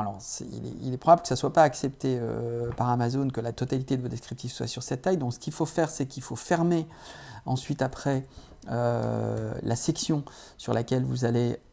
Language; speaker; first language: French; native; French